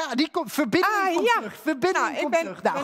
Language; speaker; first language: Dutch; native; Dutch